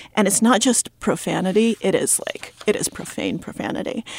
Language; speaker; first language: English; early bilingual, other home language; Russian